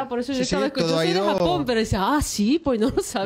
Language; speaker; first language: Spanish; non-native, fluent; Japanese